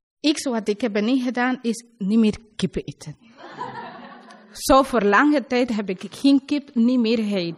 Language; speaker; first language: Dutch; non-native, learner; Spanish